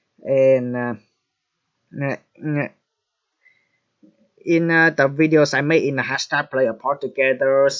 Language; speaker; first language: English; non-native, fluent; Vietnamese